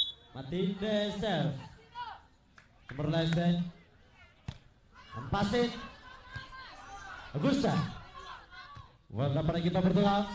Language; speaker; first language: Portuguese; non-native, local second language; Tetum